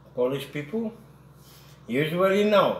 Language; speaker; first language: English; non-native, learner; Polish